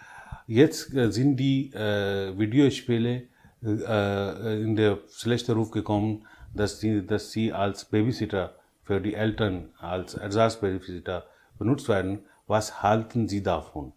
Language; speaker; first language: German; non-native, learner; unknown